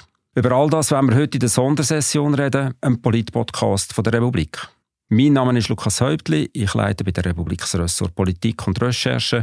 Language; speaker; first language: German; native; German